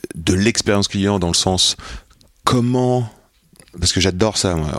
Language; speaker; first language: French; native; French